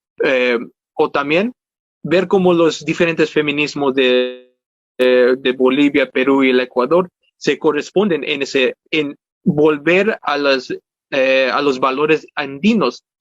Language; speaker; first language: Spanish; early bilingual, heritage; Spanish